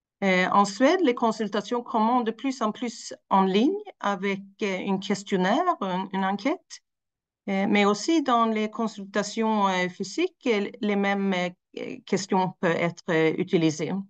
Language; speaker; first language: French; non-native, fluent; Swedish